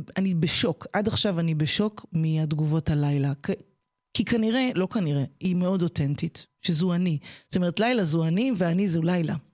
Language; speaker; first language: Hebrew; native; Hebrew